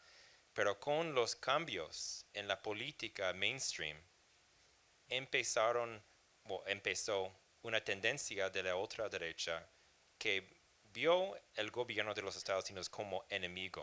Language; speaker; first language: Spanish; non-native, fluent; English